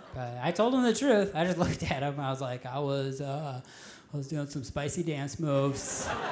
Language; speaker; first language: English; native; English